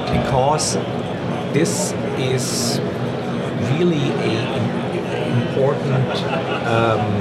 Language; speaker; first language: English; non-native, fluent; German